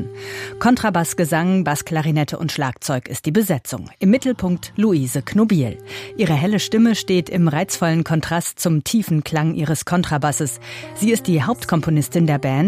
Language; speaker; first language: German; native; German